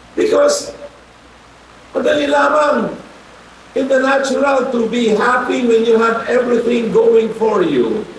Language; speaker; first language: English; non-native, local second language; Filipino